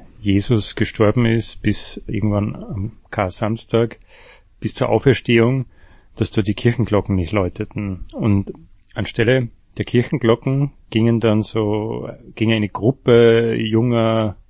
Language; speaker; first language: German; native; German